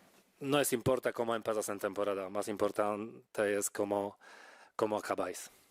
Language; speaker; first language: Spanish; non-native, fluent; Polish